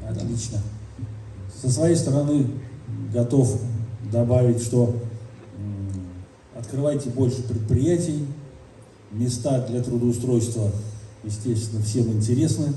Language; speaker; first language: Russian; native; Russian